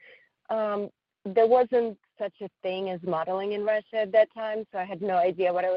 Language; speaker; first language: English; non-native, fluent; Russian